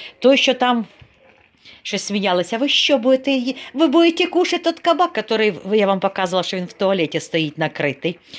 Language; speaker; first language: Ukrainian; non-native, local second language; Russian